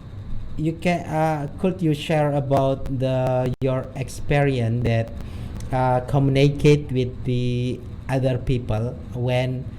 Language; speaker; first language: English; non-native, learner; Indonesian